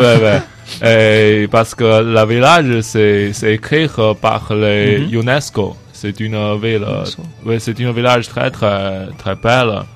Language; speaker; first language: French; non-native, learner; Chinese